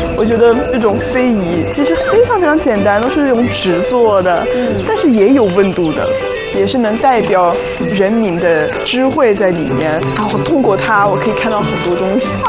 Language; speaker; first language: Chinese; non-native, fluent; French